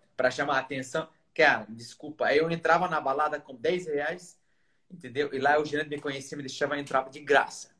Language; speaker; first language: Portuguese; non-native, fluent; Arabic